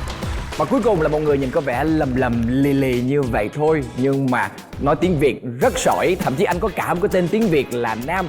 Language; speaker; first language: Vietnamese; native; Vietnamese